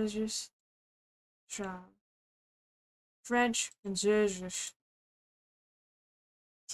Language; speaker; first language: German; non-native, learner; English